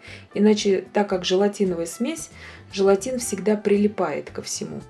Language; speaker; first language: Russian; native; Russian